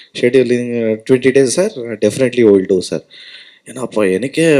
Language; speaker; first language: Tamil; non-native, learner; Kannada